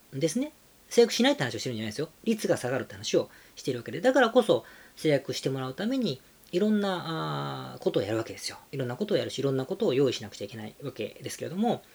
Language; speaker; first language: Japanese; native; Japanese